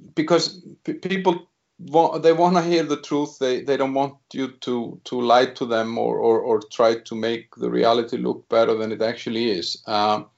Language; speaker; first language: English; non-native, fluent; Icelandic